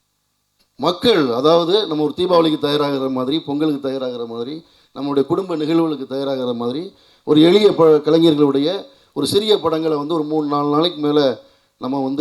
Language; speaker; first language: Tamil; native; Tamil